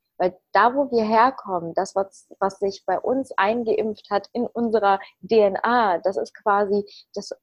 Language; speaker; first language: German; early bilingual, other home language; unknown